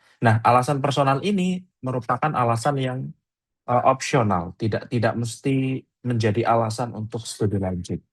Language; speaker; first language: Indonesian; native; Indonesian